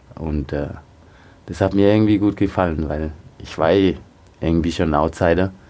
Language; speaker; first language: German; early bilingual, other home language; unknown